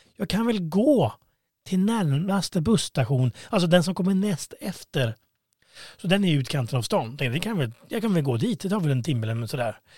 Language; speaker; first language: Swedish; native; Swedish